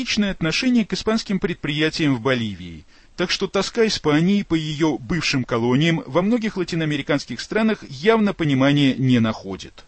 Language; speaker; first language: Russian; native; Russian